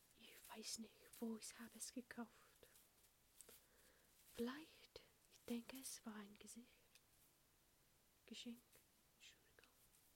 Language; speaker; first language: German; non-native, learner; English